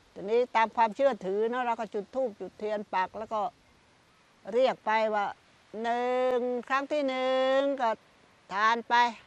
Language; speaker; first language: Thai; non-native, local second language; Khmer